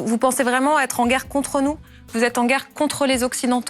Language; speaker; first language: French; native; French